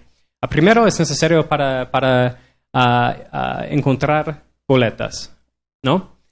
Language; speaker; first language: Spanish; non-native, learner; English